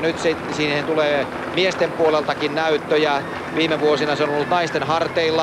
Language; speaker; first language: Finnish; native; Finnish